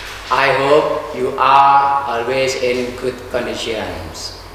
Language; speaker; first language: English; non-native, fluent; Indonesian